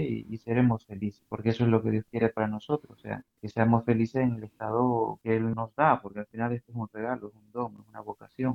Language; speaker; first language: Spanish; native; Spanish